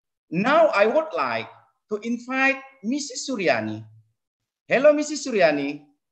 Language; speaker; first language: English; non-native, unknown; Indonesian